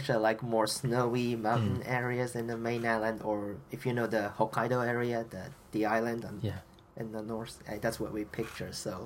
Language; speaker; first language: English; non-native, fluent; Japanese